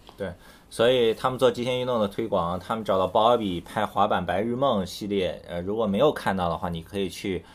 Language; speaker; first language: Chinese; native; Chinese